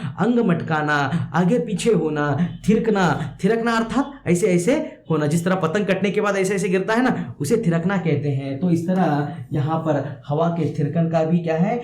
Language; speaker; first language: Hindi; non-native, local second language; Kannada